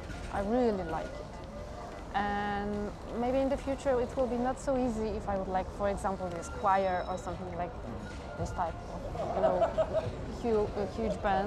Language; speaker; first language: English; non-native, fluent; Polish